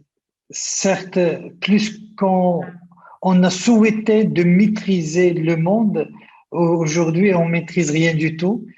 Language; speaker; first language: French; non-native, local second language; Arabic